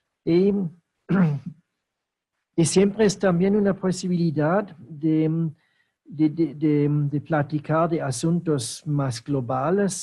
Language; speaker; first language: Spanish; non-native, fluent; German